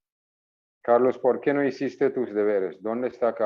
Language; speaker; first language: Spanish; non-native, fluent; English